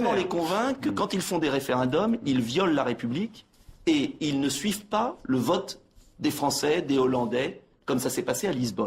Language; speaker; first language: French; native; French